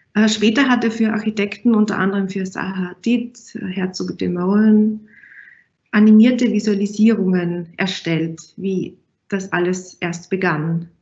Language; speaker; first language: German; native; German